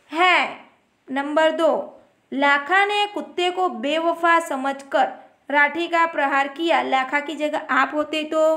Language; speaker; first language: Hindi; non-native, local second language; Gujarati